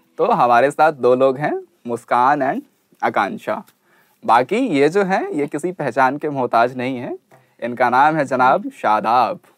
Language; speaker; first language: Hindi; native; Hindi